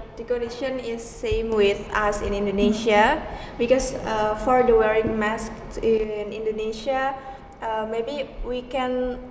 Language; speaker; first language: English; non-native, learner; Indonesian